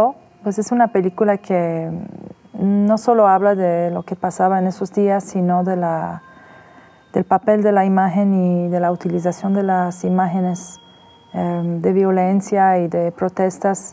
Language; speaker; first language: Spanish; non-native, fluent; Persian